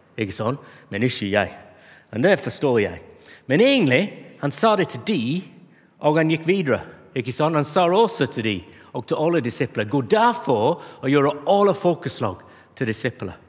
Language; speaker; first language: Norwegian; non-native, fluent; English